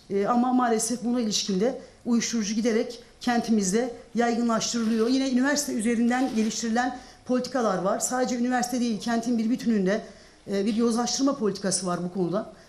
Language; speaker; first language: Turkish; non-native, local second language; Zaza